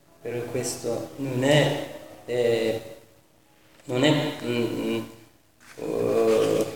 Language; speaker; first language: Italian; non-native, fluent; Persian